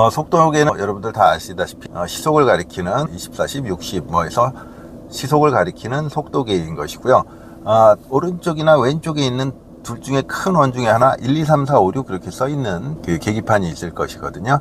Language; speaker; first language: Korean; native; Korean